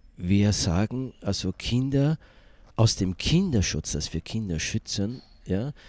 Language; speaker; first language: German; native; German